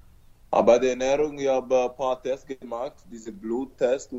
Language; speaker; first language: German; non-native, learner; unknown